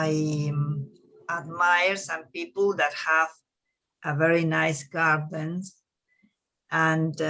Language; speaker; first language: English; non-native, learner; Spanish